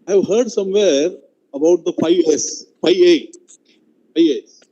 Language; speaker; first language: English; non-native, local second language; Marathi